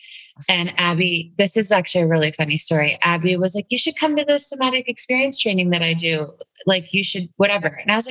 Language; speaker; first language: English; native; English